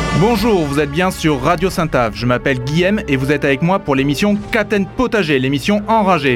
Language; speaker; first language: French; native; French